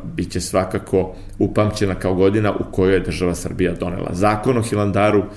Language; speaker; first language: Serbian; native; Serbian